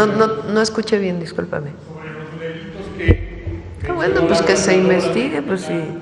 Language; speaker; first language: Spanish; native; Spanish